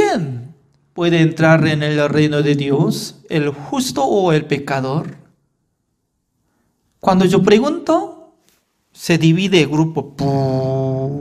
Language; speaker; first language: Spanish; non-native, fluent; Korean